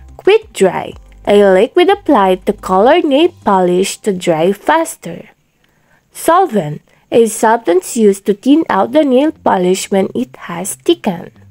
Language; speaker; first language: English; non-native, local second language; Filipino